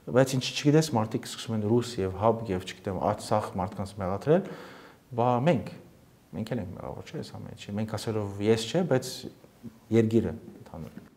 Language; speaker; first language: Armenian; early bilingual, heritage; Armenian